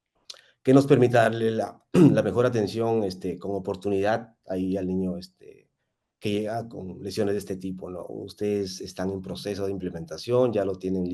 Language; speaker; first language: Spanish; native; Spanish